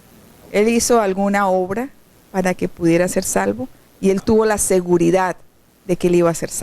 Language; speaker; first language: Spanish; native; Spanish